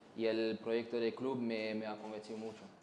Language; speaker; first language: Spanish; non-native, learner; Arabic